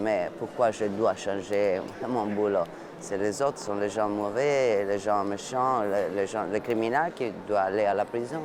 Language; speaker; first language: French; non-native, fluent; Italian